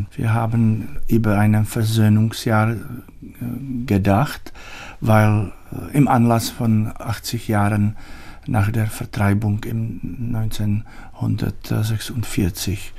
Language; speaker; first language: German; non-native, learner; Czech